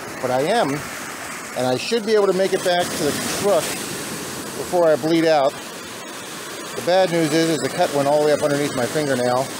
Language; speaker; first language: English; native; English